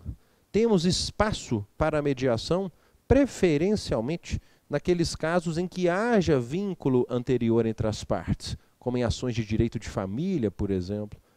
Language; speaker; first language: Portuguese; native; Portuguese